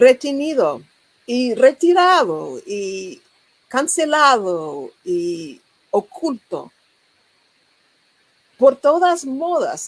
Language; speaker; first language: Spanish; non-native, learner; English